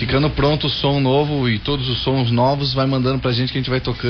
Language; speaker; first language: Portuguese; native; Portuguese